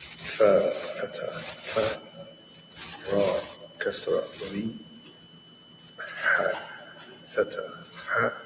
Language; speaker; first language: Arabic; non-native, learner; English